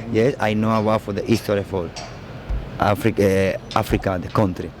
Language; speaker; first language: English; non-native, learner; Spanish